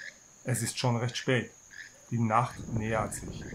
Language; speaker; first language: German; native; German